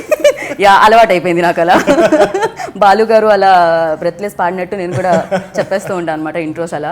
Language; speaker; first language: Telugu; native; Telugu